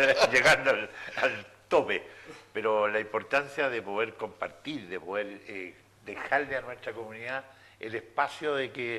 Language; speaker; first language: Spanish; native; Spanish